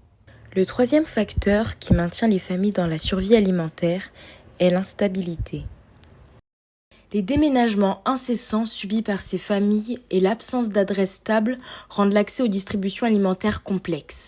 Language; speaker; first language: French; native; French